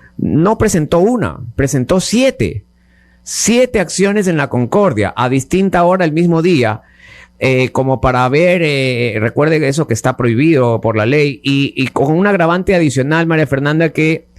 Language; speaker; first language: Spanish; native; Spanish